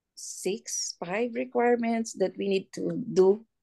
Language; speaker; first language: English; non-native, local second language; Filipino